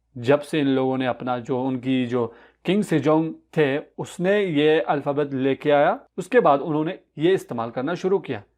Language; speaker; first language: Urdu; non-native, local second language; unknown